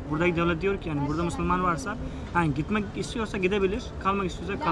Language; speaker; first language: Turkish; non-native, fluent; Urdu